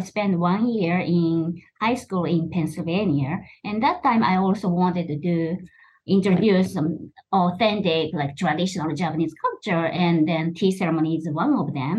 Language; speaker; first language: English; non-native, fluent; Japanese